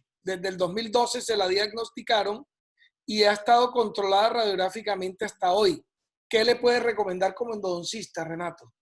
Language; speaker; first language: Spanish; native; Spanish